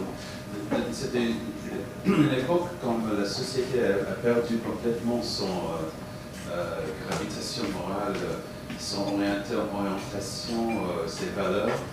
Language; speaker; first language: French; non-native, fluent; English